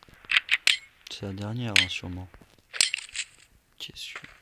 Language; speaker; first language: French; native; French